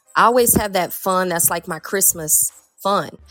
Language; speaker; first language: English; native; English